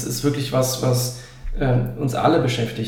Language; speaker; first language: German; native; German